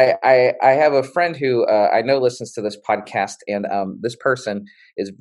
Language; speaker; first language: English; native; English